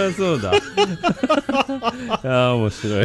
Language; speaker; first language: Japanese; native; Japanese